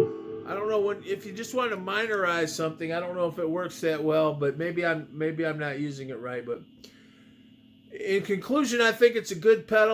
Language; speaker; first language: English; native; English